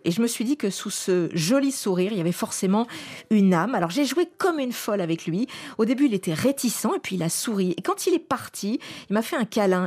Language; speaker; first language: French; native; French